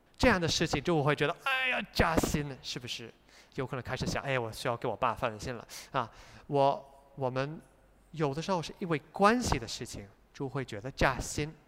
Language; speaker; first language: Chinese; non-native, fluent; English